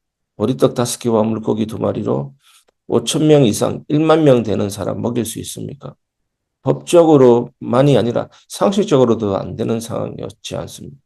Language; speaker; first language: Korean; native; Korean